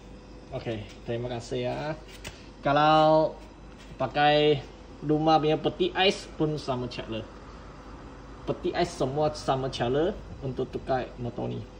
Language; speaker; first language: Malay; non-native, local second language; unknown